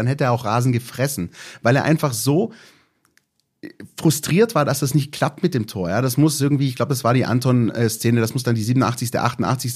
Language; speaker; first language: German; native; German